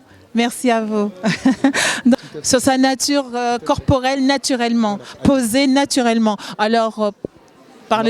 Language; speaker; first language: French; native; French